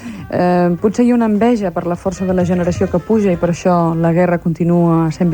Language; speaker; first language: Catalan; native; Catalan